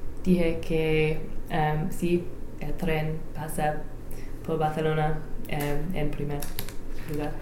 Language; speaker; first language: Spanish; non-native, learner; English